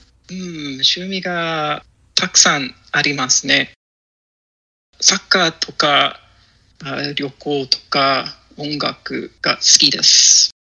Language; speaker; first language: Japanese; non-native, learner; English